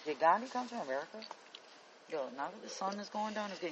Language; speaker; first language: English; native; English